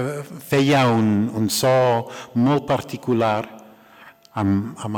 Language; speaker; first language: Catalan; non-native, learner; English